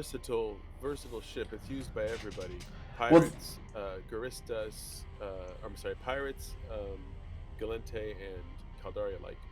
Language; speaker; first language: English; native; English